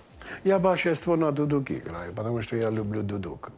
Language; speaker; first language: Russian; non-native, local second language; Armenian